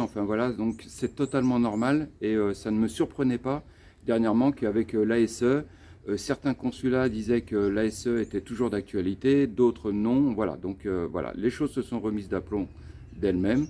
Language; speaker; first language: French; native; French